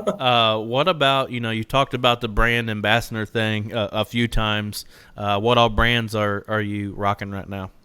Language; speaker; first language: English; native; English